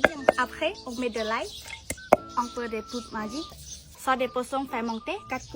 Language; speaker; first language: French; non-native, learner; Thai